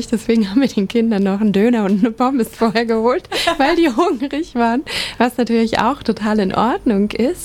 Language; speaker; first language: German; native; German